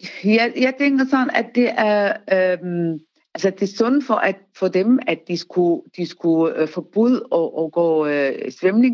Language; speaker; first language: Danish; non-native, learner; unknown